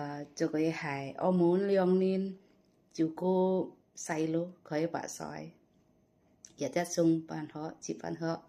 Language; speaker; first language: Cantonese; non-native, learner; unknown